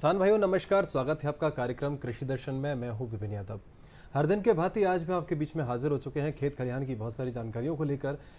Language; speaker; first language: Hindi; native; Hindi